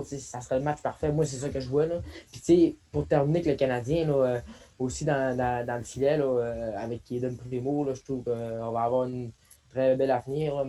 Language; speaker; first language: French; native; French